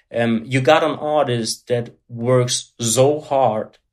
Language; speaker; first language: English; non-native, fluent; German